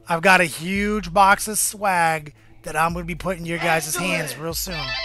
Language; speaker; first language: English; native; English